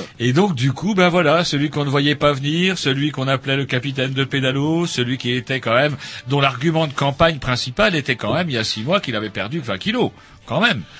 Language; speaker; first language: French; native; French